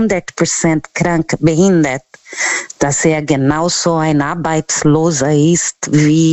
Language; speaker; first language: German; non-native, learner; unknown